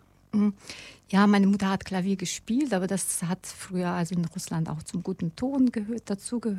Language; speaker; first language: German; non-native, fluent; Russian